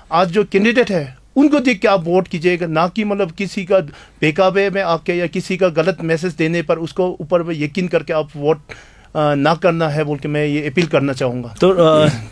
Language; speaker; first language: Hindi; non-native, local second language; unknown